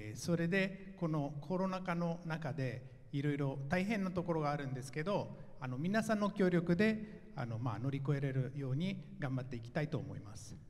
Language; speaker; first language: Japanese; non-native, fluent; Italian